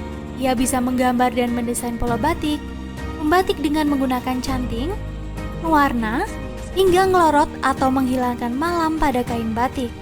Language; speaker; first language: Indonesian; native; Indonesian